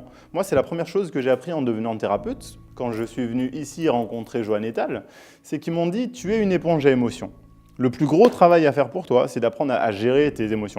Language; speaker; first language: French; native; French